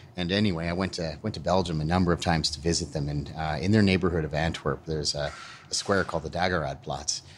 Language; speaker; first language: English; native; English